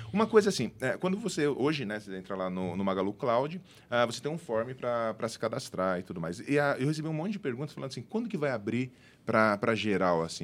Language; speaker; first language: Portuguese; native; Portuguese